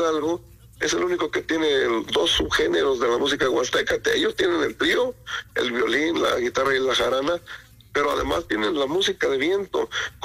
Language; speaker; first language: Spanish; native; Spanish